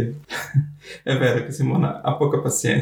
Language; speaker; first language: Italian; non-native, fluent; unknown